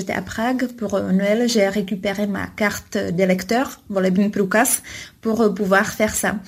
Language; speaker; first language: French; non-native, fluent; Czech